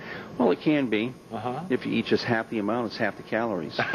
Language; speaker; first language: English; native; English